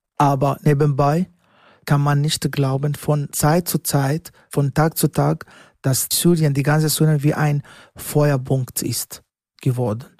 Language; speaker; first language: German; non-native, learner; Arabic